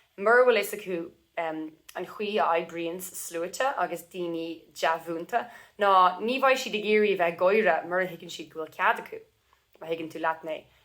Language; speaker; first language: Irish; non-native, local second language; English